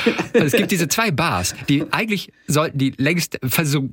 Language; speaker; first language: German; native; German